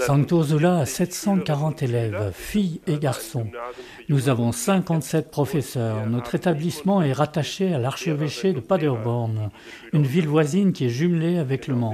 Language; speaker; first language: French; non-native, fluent; German